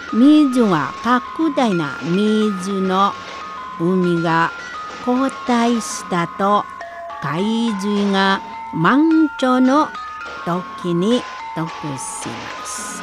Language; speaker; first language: Japanese; non-native, learner; Indonesian